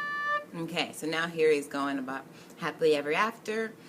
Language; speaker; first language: English; native; English